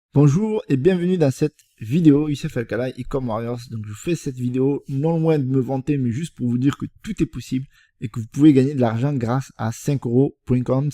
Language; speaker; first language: French; native; French